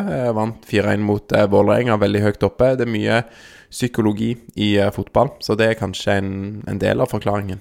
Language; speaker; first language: Norwegian; native; Norwegian